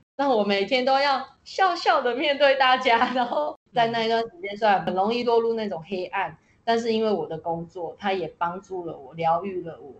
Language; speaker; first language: Chinese; native; Chinese